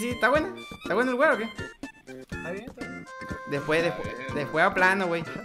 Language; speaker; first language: Spanish; native; Spanish